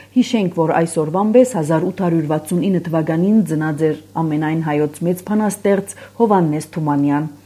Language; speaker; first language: Armenian; early bilingual, heritage; Armenian